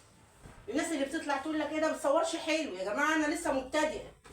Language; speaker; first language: Arabic; native; Arabic